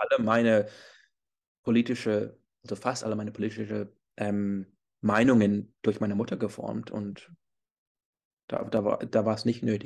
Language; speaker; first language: German; early bilingual, heritage; English